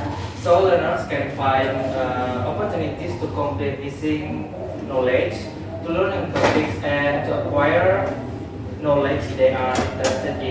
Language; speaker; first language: English; non-native, learner; Indonesian